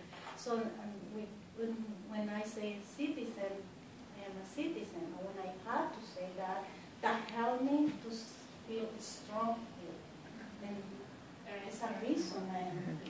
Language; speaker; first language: English; non-native, fluent; Spanish